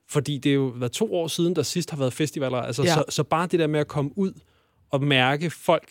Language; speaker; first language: Danish; native; Danish